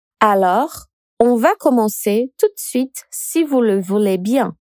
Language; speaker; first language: French; non-native, fluent; Portuguese